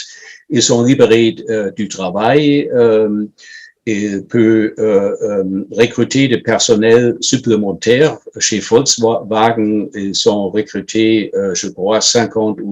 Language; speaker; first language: French; non-native, fluent; German